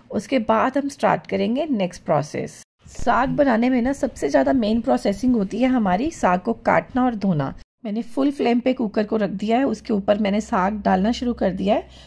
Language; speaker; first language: Hindi; non-native, local second language; Punjabi